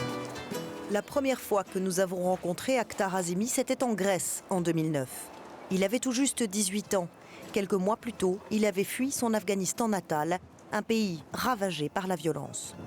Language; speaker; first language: French; native; French